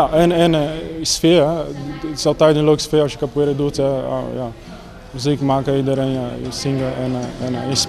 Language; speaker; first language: Dutch; non-native, fluent; Portuguese